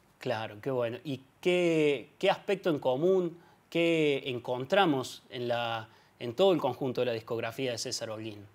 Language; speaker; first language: Spanish; native; Spanish